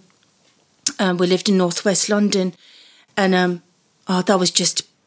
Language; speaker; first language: English; early bilingual, other home language; Persian